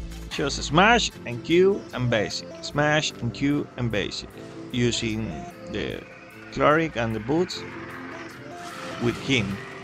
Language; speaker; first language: English; non-native, learner; Spanish